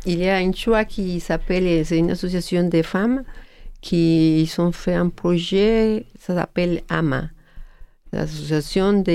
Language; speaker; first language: French; non-native, learner; Spanish